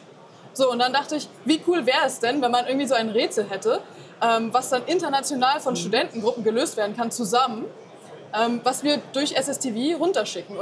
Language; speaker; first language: German; native; German